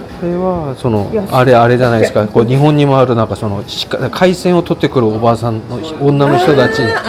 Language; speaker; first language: Japanese; non-native, learner; Korean